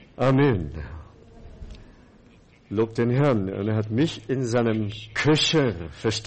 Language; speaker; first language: German; non-native, fluent; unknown